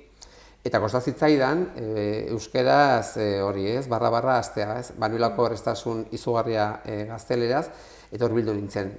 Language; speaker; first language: Basque; non-native, local second language; Spanish